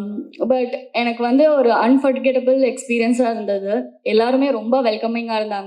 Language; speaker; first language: Tamil; non-native, learner; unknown